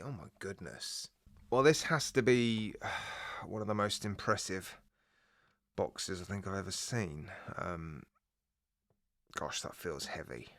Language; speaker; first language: English; native; English